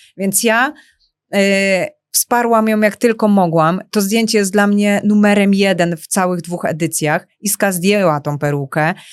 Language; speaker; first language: Polish; native; Polish